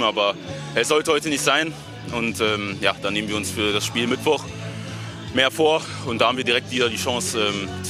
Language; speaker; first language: German; native; German